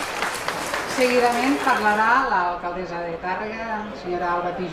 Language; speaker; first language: Catalan; native; Catalan